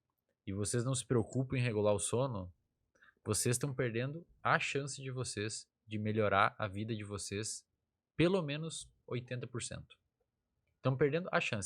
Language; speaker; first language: Portuguese; native; Portuguese